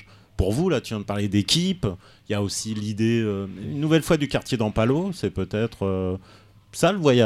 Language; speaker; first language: French; native; French